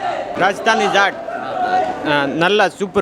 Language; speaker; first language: Hindi; non-native, local second language; Malayalam